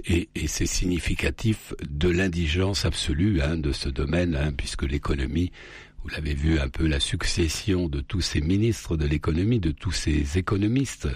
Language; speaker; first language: French; native; French